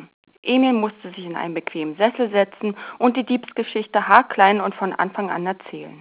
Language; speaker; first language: German; native; German